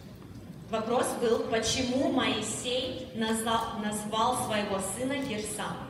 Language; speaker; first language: Russian; early bilingual, heritage; Russian